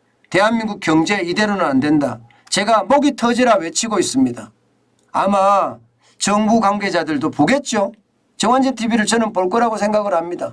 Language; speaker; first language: Korean; native; Korean